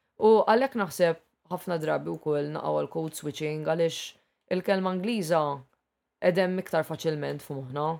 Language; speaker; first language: Maltese; native; Maltese